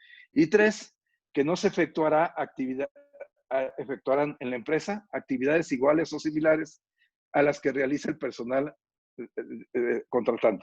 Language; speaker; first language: Spanish; native; Spanish